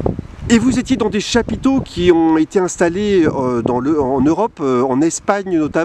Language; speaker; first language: French; native; French